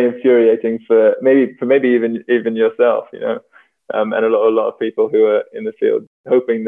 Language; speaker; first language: English; native; English